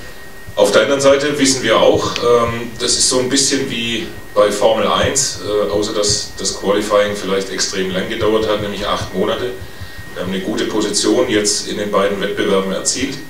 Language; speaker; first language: German; native; German